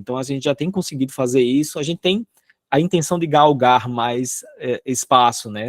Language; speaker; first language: Portuguese; native; Portuguese